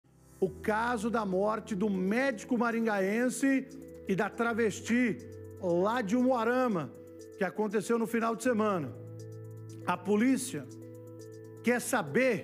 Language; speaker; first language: Portuguese; native; Portuguese